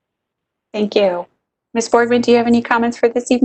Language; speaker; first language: English; native; English